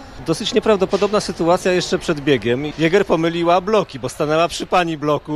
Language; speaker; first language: Polish; native; Polish